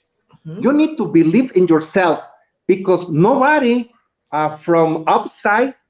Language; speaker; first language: English; non-native, learner; Spanish